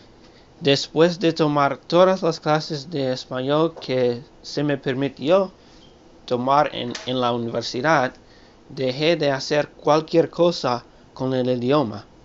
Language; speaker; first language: Spanish; non-native, learner; English